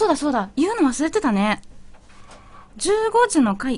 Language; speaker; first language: Japanese; native; Japanese